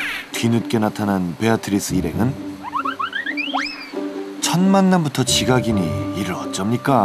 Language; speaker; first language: Korean; native; Korean